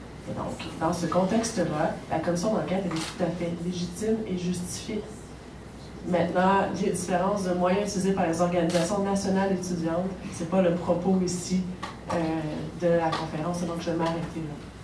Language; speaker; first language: French; native; French